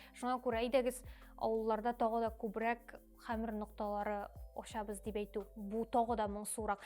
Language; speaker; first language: Tatar; native; Tatar